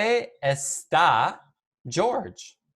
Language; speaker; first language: Spanish; non-native, fluent; English